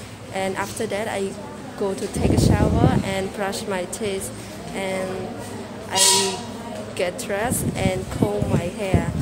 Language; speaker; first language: English; non-native, learner; Khmer